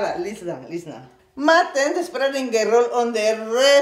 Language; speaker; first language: Swedish; non-native, learner; Spanish